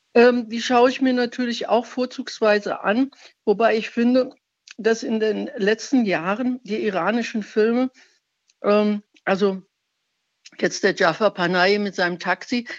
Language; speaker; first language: German; non-native, fluent; Persian